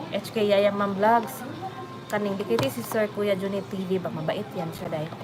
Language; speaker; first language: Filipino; non-native, local second language; Waray